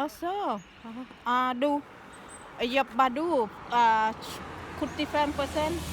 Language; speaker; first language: Swedish; non-native, learner; Thai